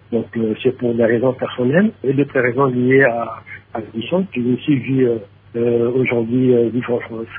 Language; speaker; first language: French; non-native, local second language; Lingala